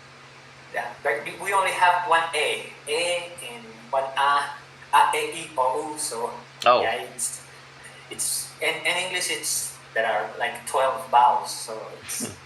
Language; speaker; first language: English; non-native, fluent; Spanish